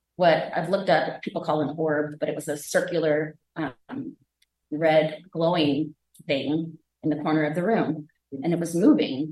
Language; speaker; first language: English; native; English